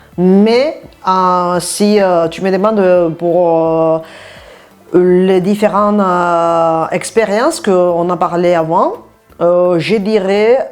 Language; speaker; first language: French; non-native, fluent; Spanish